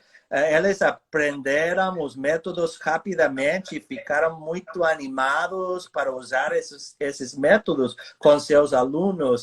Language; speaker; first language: Portuguese; non-native, fluent; English